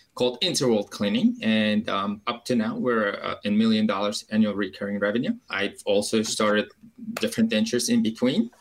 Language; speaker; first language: English; non-native, fluent; Uzbek